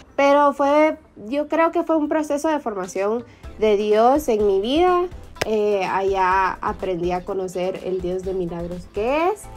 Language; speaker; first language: Spanish; early bilingual, heritage; Spanish